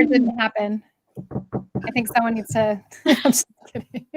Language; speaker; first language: English; native; English